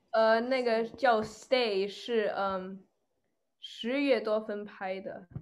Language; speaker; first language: Chinese; early bilingual, other home language; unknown